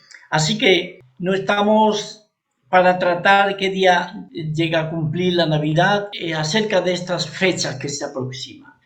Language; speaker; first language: Spanish; native; Spanish